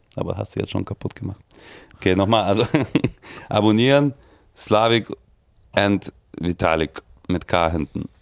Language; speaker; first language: German; early bilingual, other home language; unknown